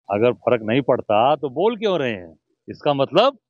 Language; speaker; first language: Hindi; native; Hindi